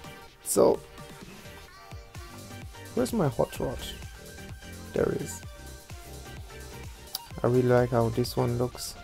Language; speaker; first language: English; non-native, fluent; German